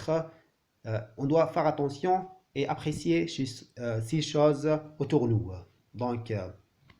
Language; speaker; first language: French; non-native, learner; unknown